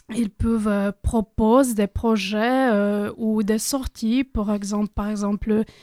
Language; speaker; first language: French; non-native, learner; Croatian